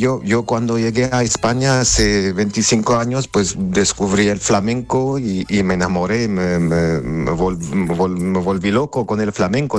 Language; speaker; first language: Spanish; non-native, fluent; Armenian